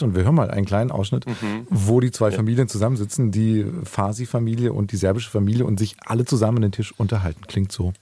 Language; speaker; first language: German; native; German